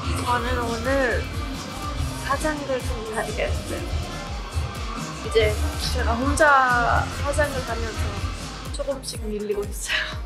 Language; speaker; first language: Korean; non-native, fluent; Persian